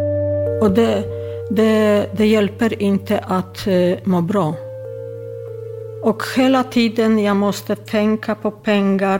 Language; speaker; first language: Swedish; non-native, fluent; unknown